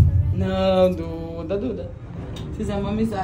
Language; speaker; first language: Portuguese; native; Portuguese